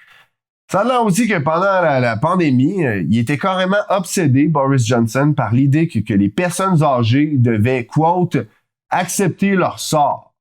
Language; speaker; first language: French; native; French